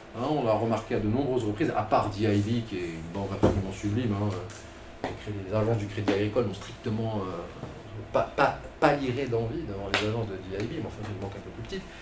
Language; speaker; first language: French; non-native, local second language; Arabic